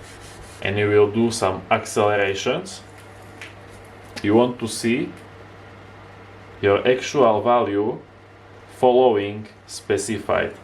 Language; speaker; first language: English; non-native, fluent; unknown